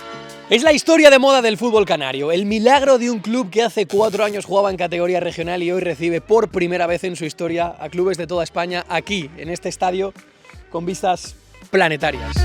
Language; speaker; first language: Spanish; native; Spanish